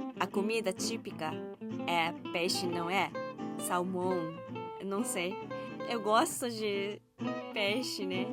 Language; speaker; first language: Portuguese; non-native, learner; Japanese